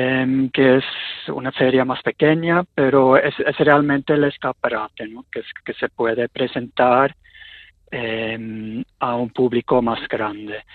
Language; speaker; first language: Spanish; non-native, fluent; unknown